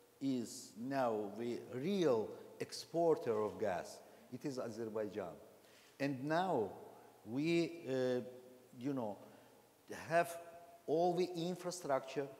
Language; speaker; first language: English; non-native, learner; Azerbaijani